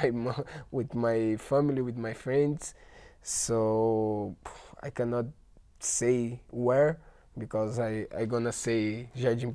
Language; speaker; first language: English; non-native, learner; Portuguese